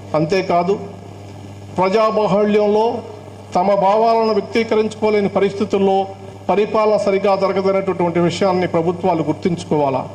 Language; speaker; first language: Telugu; native; Telugu